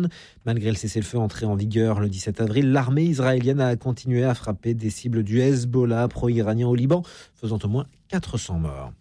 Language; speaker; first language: French; native; French